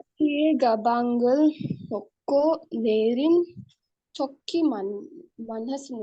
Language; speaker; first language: Korean; non-native, learner; Hindi